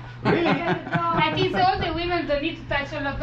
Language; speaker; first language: English; non-native, learner; Spanish